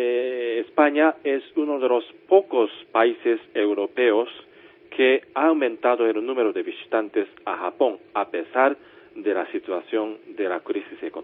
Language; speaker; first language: Spanish; non-native, fluent; Japanese